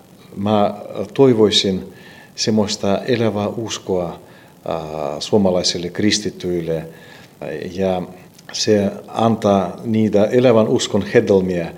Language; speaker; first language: Finnish; non-native, fluent; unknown